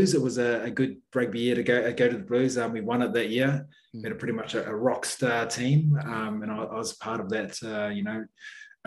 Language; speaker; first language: English; native; English